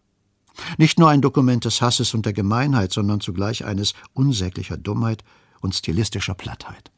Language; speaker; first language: German; native; German